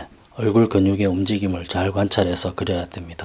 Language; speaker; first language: Korean; native; Korean